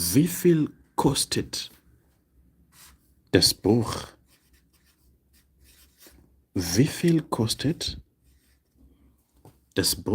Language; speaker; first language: German; non-native, fluent; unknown